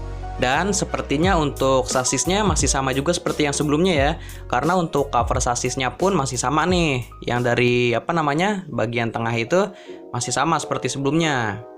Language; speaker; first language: Indonesian; native; Indonesian